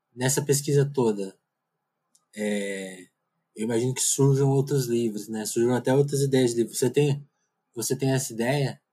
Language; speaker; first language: Portuguese; native; Portuguese